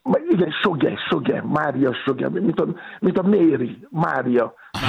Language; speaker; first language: Hungarian; non-native, learner; Yoruba